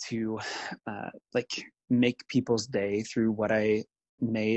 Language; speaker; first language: English; native; English